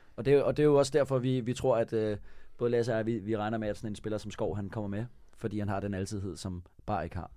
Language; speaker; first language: Danish; native; Danish